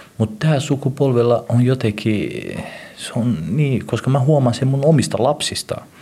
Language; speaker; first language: Finnish; early bilingual, other home language; Somali